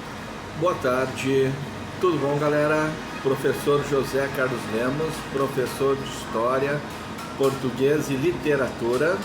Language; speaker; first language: Portuguese; native; Portuguese